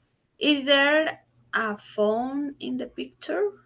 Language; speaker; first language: English; non-native, learner; Spanish